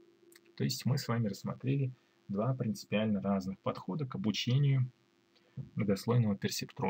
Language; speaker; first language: Russian; native; Russian